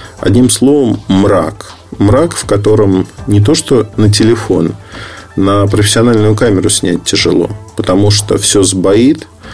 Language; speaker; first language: Russian; native; Russian